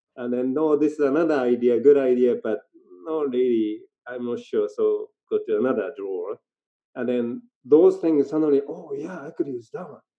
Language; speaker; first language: English; non-native, learner; Japanese